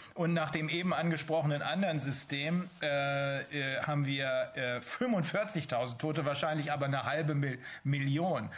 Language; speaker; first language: German; native; German